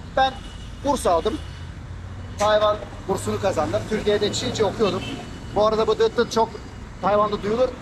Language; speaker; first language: Turkish; native; Turkish